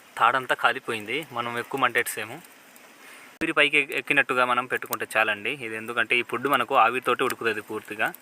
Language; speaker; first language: Telugu; non-native, local second language; Odia